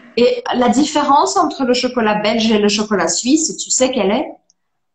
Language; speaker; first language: French; non-native, fluent; Portuguese